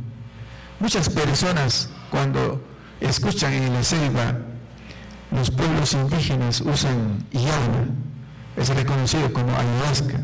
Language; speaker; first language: Spanish; non-native, local second language; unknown